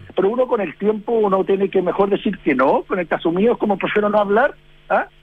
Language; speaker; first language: Spanish; early bilingual, heritage; Spanish